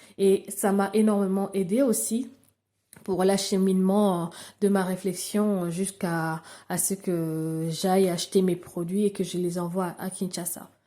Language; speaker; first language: French; non-native, local second language; Lingala